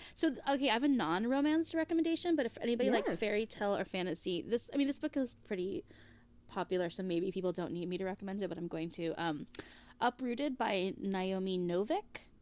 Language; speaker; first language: English; native; English